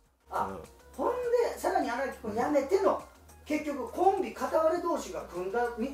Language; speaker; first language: Japanese; native; Japanese